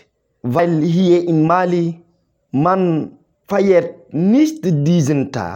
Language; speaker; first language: German; non-native, learner; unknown